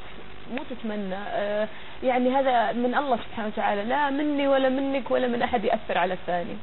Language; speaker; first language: Arabic; native; Arabic